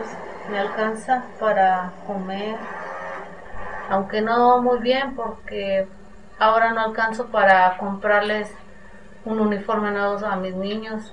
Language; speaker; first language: Spanish; native; Spanish